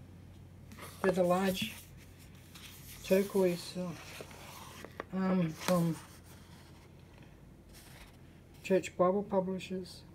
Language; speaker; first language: English; native; English